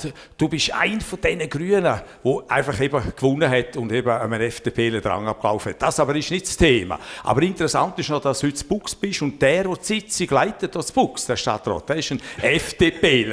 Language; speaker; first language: German; native; German